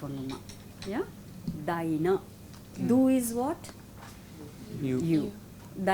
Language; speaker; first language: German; non-native, fluent; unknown